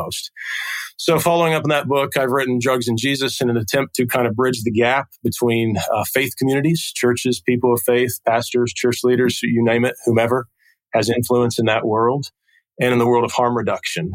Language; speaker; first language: English; native; English